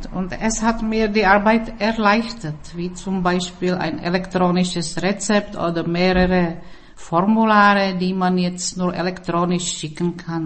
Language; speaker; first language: German; non-native, fluent; Czech